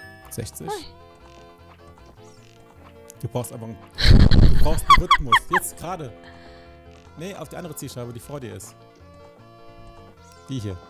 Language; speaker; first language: German; native; German